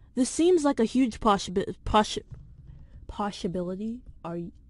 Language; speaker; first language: English; native; English